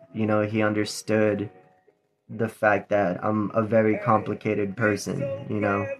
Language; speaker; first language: English; native; English